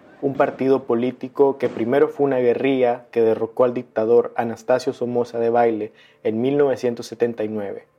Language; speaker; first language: Spanish; native; Spanish